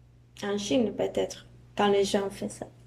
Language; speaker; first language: French; non-native, learner; Spanish